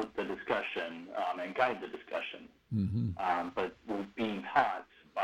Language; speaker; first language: English; native; English